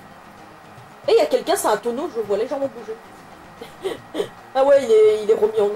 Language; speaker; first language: French; native; French